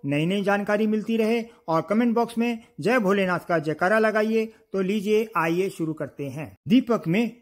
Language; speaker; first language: Hindi; native; Hindi